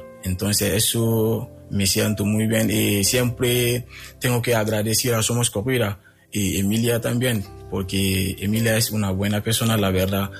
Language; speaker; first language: Spanish; non-native, local second language; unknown